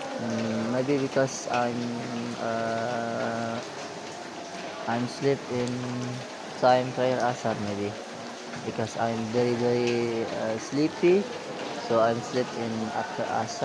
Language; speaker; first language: English; non-native, learner; Indonesian